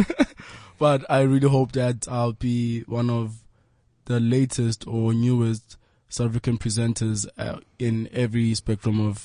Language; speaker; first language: English; non-native, local second language; Zulu